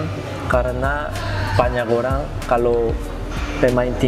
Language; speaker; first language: Indonesian; non-native, fluent; Korean